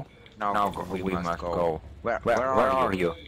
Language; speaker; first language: English; non-native, learner; German